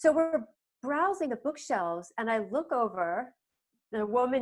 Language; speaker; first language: English; native; English